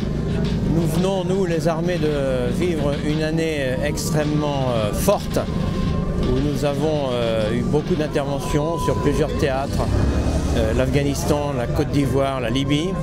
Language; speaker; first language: French; native; French